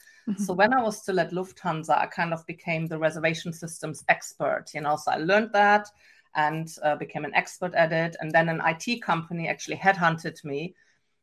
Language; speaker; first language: English; non-native, fluent; German